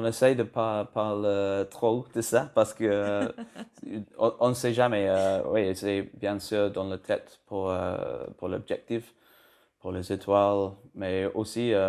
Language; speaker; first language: French; non-native, learner; English